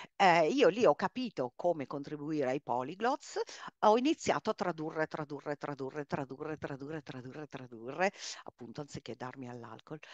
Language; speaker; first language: Italian; native; Italian